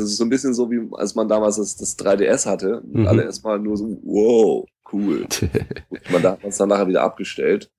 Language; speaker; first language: German; native; German